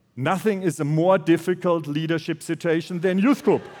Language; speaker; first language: English; non-native, fluent; German